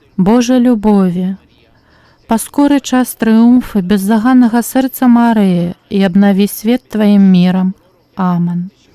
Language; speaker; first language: Belarusian; native; Belarusian